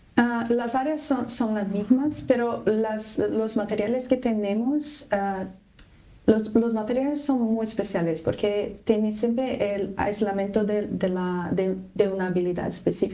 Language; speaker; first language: Spanish; non-native, fluent; Portuguese